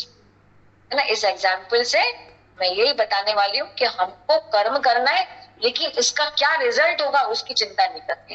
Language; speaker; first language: Hindi; native; Hindi